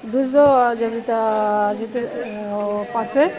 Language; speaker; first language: French; non-native, learner; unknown